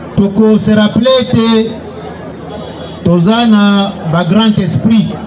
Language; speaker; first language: Lingala; non-native, local second language; Luba-Lulua